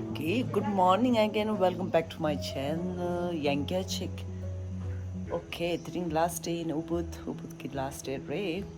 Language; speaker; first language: English; non-native, learner; Tibetan